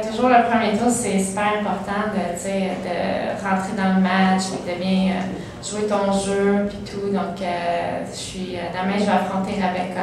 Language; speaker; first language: French; native; French